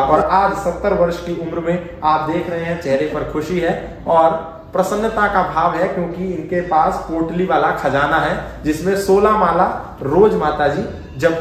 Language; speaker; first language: Hindi; native; Hindi